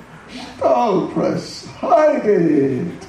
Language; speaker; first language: Russian; non-native, learner; English